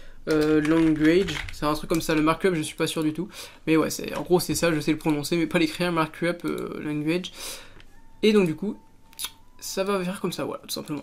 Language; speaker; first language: French; native; French